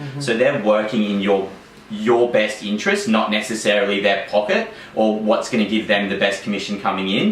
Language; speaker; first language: English; native; English